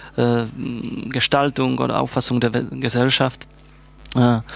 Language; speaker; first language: German; non-native, fluent; Czech